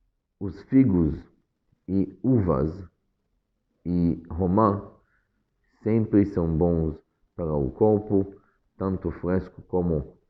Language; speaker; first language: Portuguese; non-native, fluent; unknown